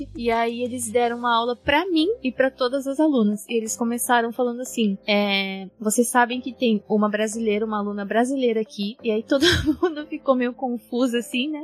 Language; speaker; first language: Portuguese; early bilingual, heritage; Japanese